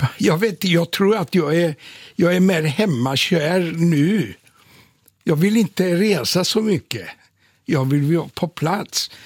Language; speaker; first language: Swedish; non-native, fluent; Polish